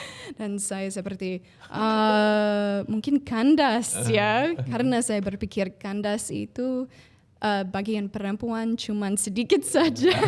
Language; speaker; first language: Indonesian; non-native, fluent; English